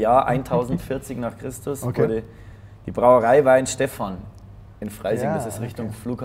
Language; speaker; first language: German; native; German